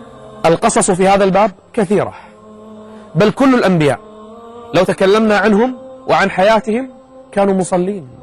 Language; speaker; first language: Arabic; native; Arabic